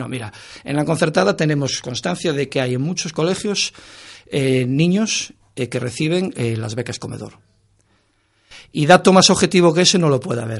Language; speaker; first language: Spanish; native; Spanish